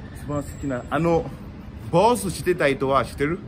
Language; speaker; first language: Japanese; non-native, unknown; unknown